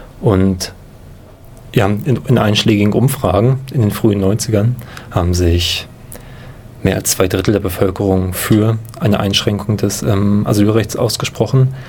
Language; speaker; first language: German; native; German